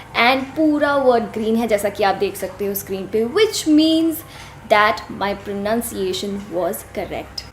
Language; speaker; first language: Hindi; native; Hindi